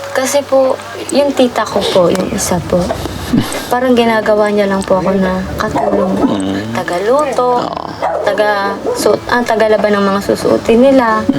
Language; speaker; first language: Filipino; native; Filipino